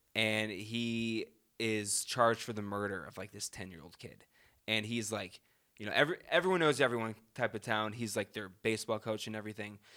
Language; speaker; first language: English; native; English